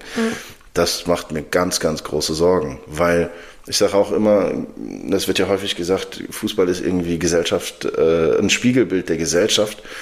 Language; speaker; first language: German; early bilingual, other home language; Arabic